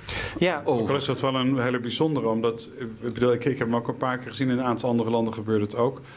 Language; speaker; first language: Dutch; native; Dutch